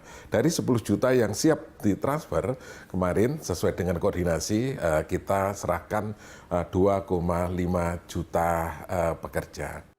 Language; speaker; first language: Indonesian; native; Indonesian